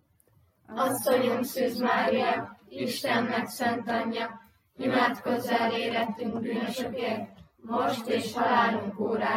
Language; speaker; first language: Hungarian; native; Hungarian